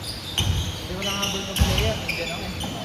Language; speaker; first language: Filipino; native; Filipino